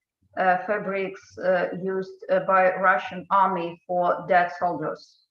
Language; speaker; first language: English; non-native, fluent; Ukrainian